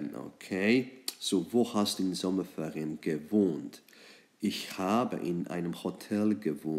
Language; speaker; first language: German; non-native, fluent; English